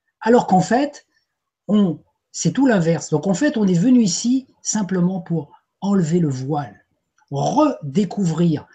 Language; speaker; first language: French; native; French